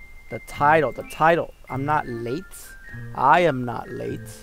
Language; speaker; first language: English; early bilingual, other home language; Spanish